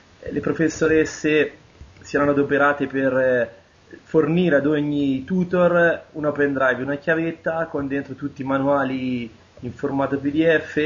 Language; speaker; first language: Italian; native; Italian